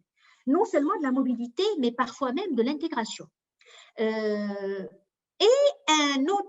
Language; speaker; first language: French; native; French